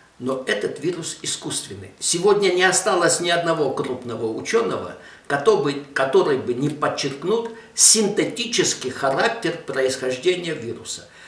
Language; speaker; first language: Russian; non-native, local second language; Armenian